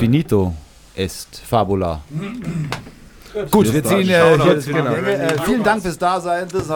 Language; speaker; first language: German; native; German